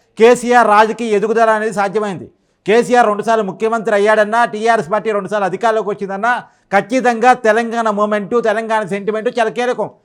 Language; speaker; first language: Telugu; native; Telugu